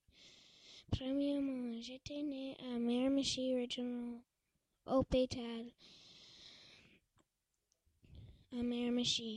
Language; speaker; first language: French; non-native, local second language; English